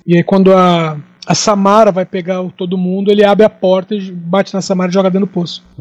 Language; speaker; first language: Portuguese; native; Portuguese